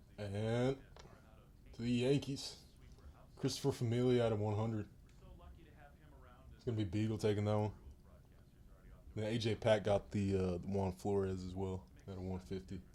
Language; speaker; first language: English; native; English